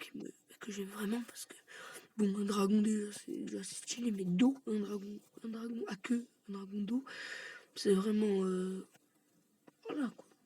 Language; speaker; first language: French; native; French